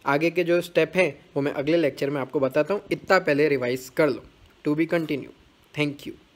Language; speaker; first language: Hindi; non-native, local second language; Gujarati